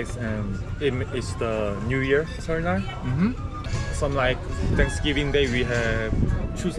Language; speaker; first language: English; non-native, learner; Korean